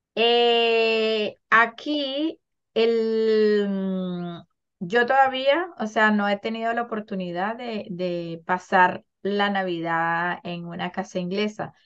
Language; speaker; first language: Spanish; native; Spanish